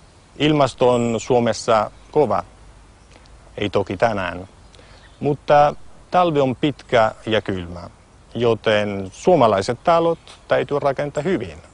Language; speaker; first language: Finnish; non-native, fluent; Italian